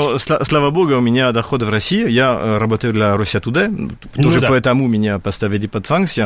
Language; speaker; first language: Russian; non-native, fluent; French